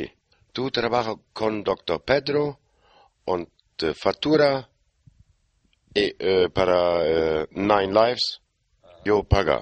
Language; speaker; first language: Spanish; non-native, learner; German